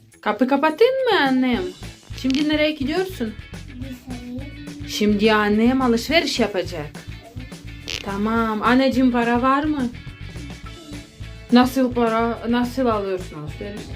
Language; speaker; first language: Turkish; non-native, learner; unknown